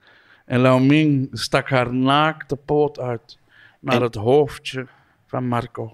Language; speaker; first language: Dutch; native; Dutch